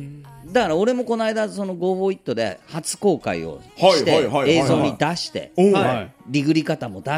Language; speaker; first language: Japanese; native; Japanese